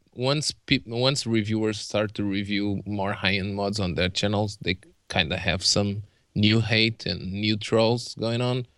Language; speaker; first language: English; non-native, fluent; Portuguese